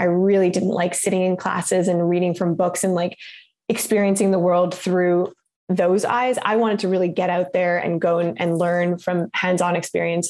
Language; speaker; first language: English; native; English